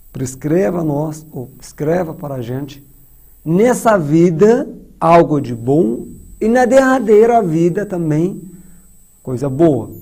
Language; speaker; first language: Portuguese; non-native, fluent; Persian